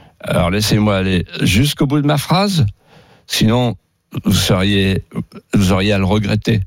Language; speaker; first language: French; native; French